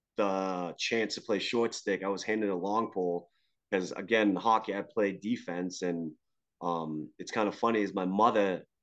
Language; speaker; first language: English; native; English